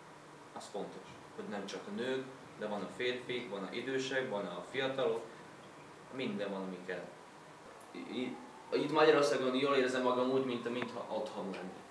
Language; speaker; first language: Hungarian; non-native, learner; Slovak